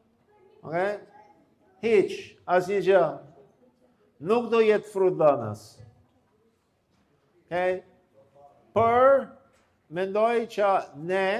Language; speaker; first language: Albanian; non-native, fluent; English